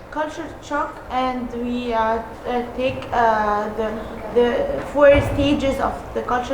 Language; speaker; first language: English; non-native, learner; Arabic